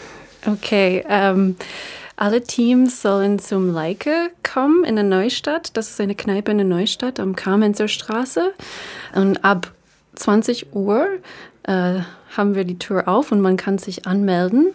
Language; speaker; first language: German; non-native, fluent; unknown